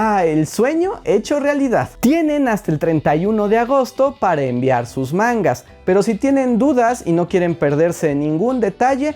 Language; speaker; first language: Spanish; native; Spanish